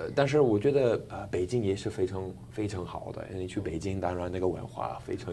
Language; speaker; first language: Chinese; non-native, fluent; English